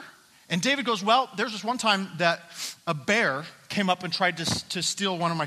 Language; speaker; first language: English; native; English